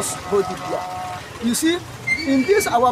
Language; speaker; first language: English; non-native, local second language; Igbo